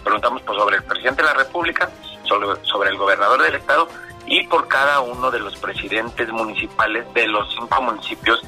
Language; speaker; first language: Spanish; native; Spanish